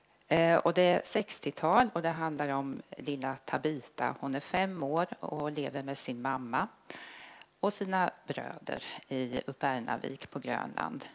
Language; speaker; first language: Swedish; native; Swedish